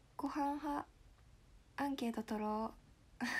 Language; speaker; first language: Japanese; native; Japanese